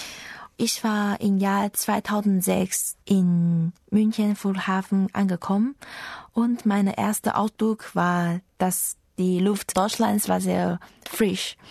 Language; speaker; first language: German; non-native, learner; Chinese